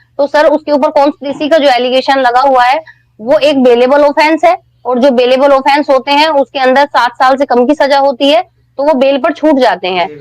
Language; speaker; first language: Hindi; native; Hindi